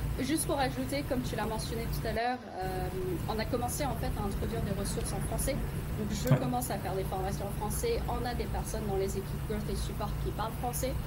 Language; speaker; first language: French; non-native, fluent; Vietnamese